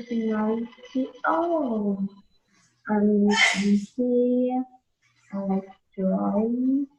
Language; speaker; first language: English; non-native, learner; Vietnamese